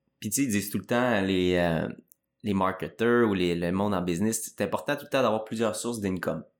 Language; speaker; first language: French; native; French